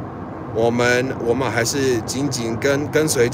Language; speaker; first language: Chinese; non-native, fluent; English